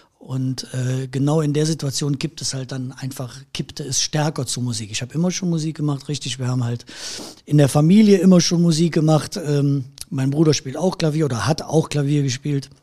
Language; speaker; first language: German; native; German